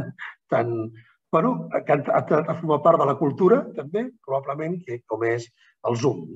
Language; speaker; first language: Catalan; native; Catalan